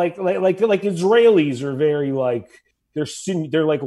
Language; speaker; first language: English; native; English